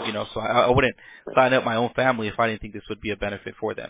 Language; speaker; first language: English; early bilingual, other home language; Spanish